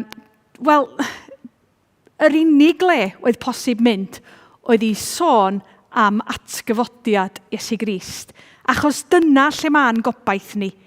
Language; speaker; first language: Welsh; native; Welsh